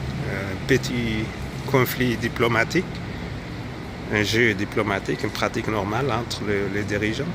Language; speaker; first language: French; non-native, fluent; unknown